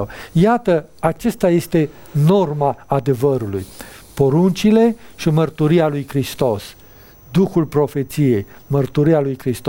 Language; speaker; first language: Romanian; native; Romanian